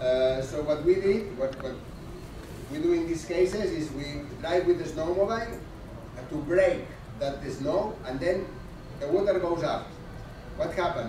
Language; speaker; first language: English; non-native, fluent; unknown